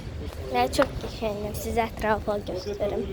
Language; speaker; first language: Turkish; non-native, learner; Azerbaijani